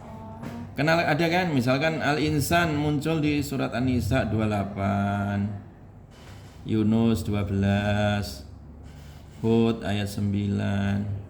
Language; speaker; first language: Indonesian; native; Indonesian